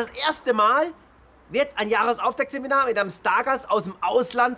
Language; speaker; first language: German; native; German